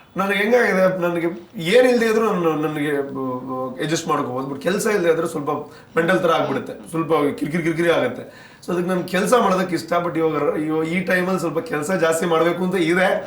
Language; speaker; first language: Kannada; non-native, local second language; Tulu